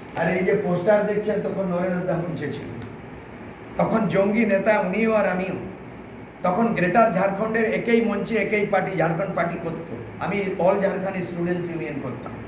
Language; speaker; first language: Bangla; non-native, local second language; Santali